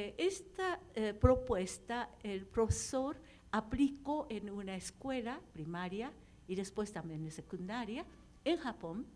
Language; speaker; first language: Spanish; non-native, fluent; Japanese